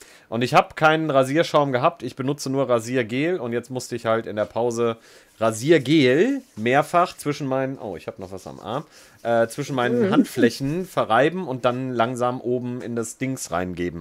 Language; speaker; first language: German; native; German